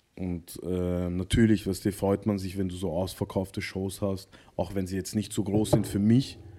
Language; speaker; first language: German; early bilingual, other home language; Arabic